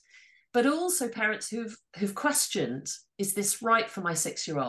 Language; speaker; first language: English; native; English